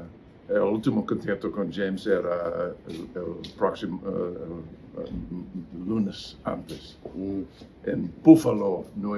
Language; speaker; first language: Spanish; non-native, learner; English